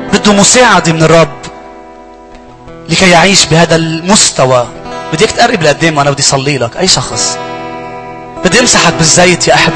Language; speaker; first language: Arabic; native; Arabic